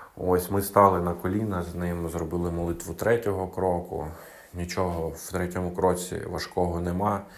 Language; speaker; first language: Ukrainian; non-native, local second language; Russian